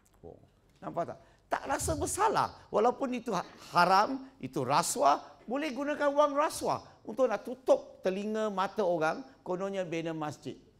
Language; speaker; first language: Malay; non-native, local second language; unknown